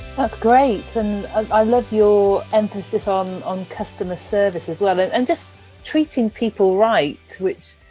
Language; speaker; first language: English; native; English